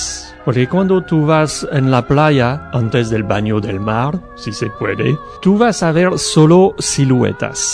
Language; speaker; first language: Spanish; non-native, learner; French